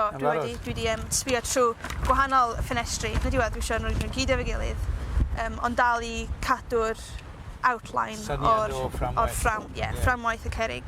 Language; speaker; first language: Welsh; native; Welsh